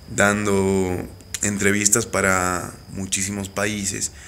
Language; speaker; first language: Spanish; native; Spanish